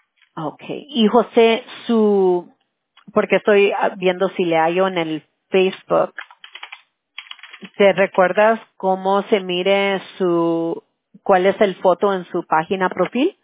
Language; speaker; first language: Spanish; early bilingual, heritage; English